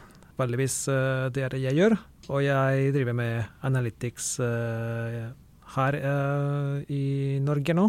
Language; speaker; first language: Norwegian; non-native, fluent; Spanish